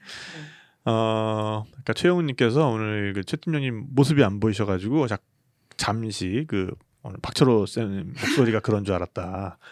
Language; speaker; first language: Korean; native; Korean